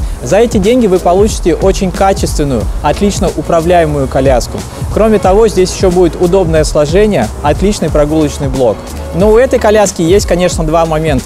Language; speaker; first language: Russian; native; Russian